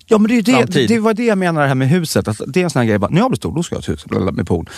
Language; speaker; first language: Swedish; native; Swedish